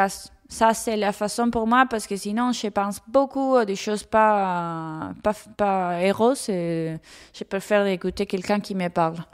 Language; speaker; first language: French; non-native, fluent; Spanish